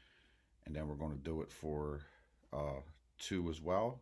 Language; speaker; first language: English; native; English